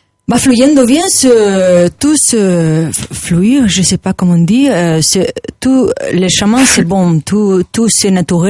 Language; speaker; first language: French; non-native, learner; Spanish